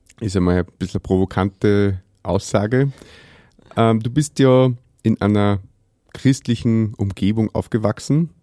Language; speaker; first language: German; native; German